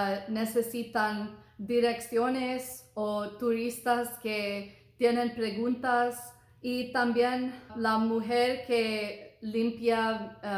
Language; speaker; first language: Spanish; non-native, learner; English